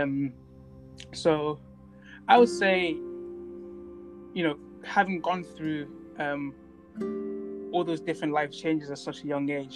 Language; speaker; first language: English; non-native, local second language; Tswana